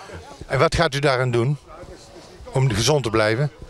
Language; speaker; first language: Dutch; native; Dutch